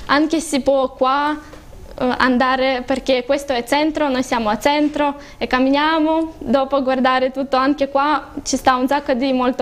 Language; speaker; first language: Italian; non-native, learner; Russian